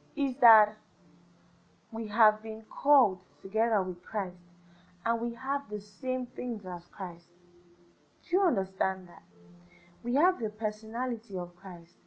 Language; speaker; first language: English; non-native, local second language; Yoruba